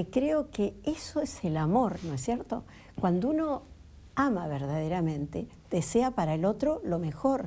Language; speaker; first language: Spanish; native; Spanish